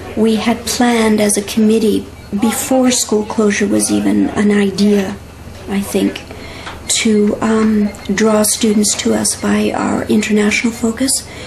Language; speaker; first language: English; native; English